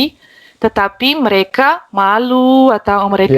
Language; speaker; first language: Indonesian; non-native, fluent; Bulgarian